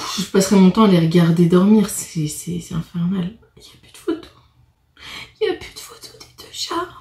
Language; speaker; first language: French; native; French